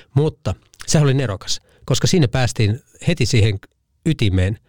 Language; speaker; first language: Finnish; native; Finnish